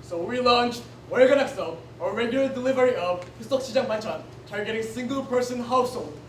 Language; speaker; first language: English; non-native, learner; Korean